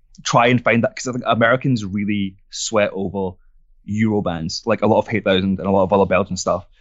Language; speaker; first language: English; non-native, fluent; French